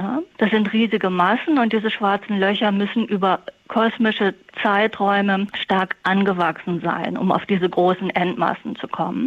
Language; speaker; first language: German; native; German